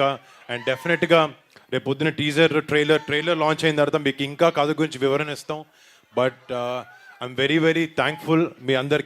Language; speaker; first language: Telugu; native; Telugu